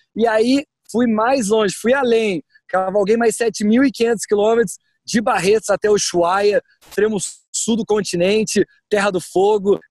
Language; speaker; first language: Portuguese; early bilingual, heritage; Portuguese